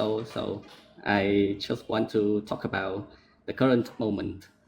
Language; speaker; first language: English; non-native, learner; Vietnamese